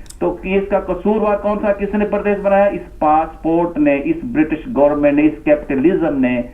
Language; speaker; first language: Urdu; non-native, local second language; Punjabi